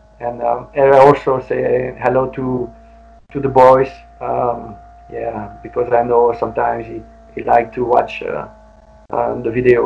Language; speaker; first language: English; non-native, learner; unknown